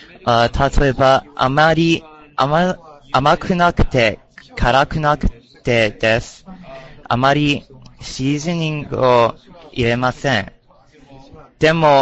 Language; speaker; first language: Japanese; non-native, learner; English